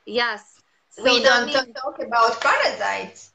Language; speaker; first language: English; non-native, fluent; Latvian